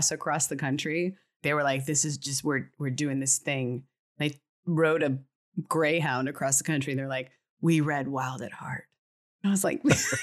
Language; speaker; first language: English; native; English